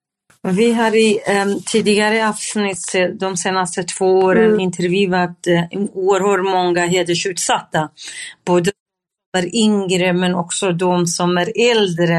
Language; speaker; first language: Swedish; non-native, fluent; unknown